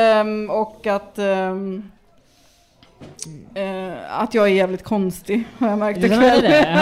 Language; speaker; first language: Swedish; native; Swedish